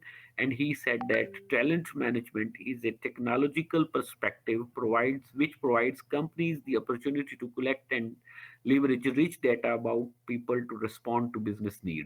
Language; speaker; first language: English; non-native, local second language; Urdu